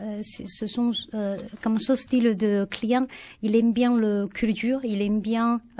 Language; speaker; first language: French; non-native, learner; Chinese